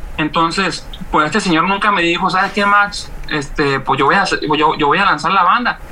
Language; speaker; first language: Spanish; native; Spanish